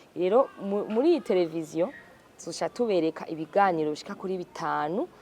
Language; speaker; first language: Rundi; early bilingual, heritage; Rundi